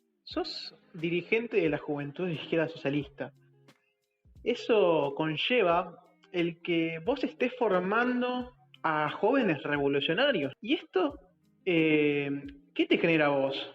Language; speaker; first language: Spanish; native; Spanish